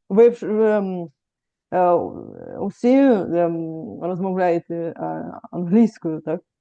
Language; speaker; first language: Ukrainian; non-native, fluent; Bulgarian